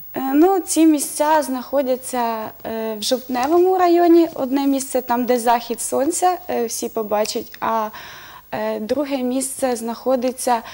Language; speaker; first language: Ukrainian; native; Ukrainian